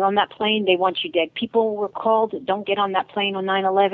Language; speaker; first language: English; native; English